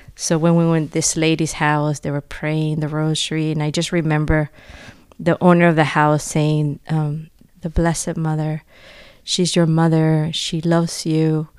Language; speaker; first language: English; non-native, fluent; Spanish